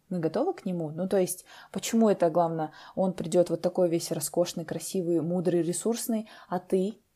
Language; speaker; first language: Russian; native; Russian